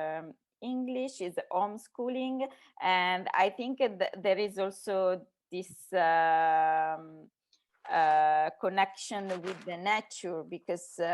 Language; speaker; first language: English; non-native, learner; Italian